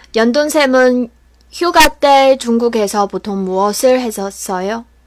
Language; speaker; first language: Korean; non-native, fluent; Chinese